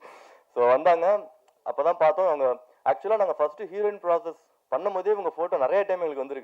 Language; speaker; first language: Tamil; native; Tamil